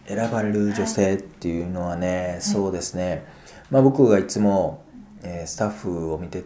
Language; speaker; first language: Japanese; native; Japanese